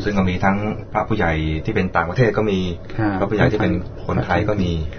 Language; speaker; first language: Thai; native; Thai